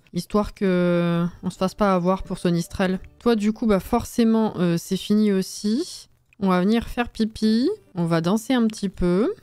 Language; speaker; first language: French; native; French